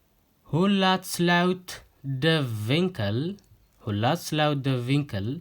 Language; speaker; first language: Dutch; non-native, fluent; Tigrinya